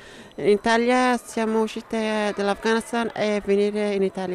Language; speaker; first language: Italian; non-native, learner; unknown